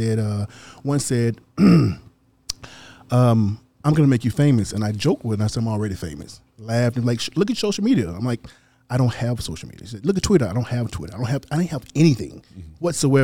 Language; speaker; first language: English; native; English